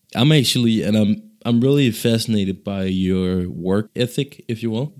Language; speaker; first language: English; non-native, local second language; Danish